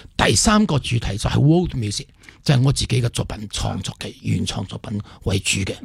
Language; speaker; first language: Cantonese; non-native, fluent; Wu Chinese